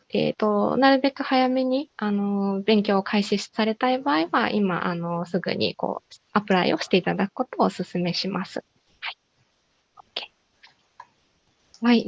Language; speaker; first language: Japanese; native; Japanese